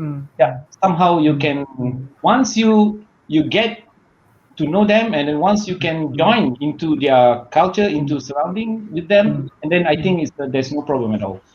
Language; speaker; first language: English; non-native, learner; Malay